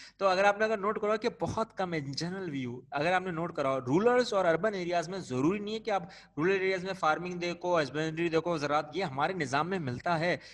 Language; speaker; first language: Urdu; native; Urdu